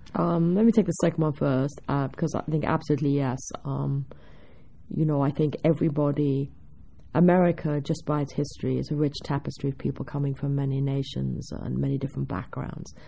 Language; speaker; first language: English; native; English